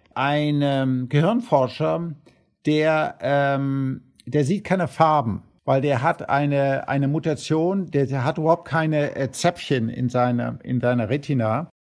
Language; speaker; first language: German; early bilingual, heritage; German